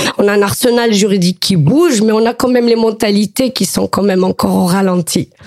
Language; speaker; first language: French; non-native, local second language; Arabic